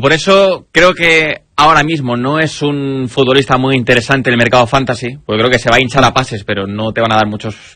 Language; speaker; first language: Spanish; native; Spanish